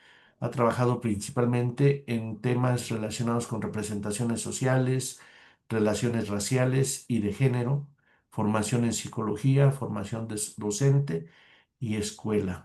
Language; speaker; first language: Spanish; native; Spanish